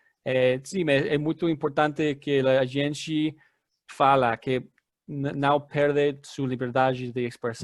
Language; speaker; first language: Portuguese; non-native, learner; English